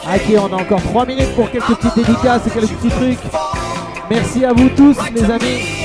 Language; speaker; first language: French; native; French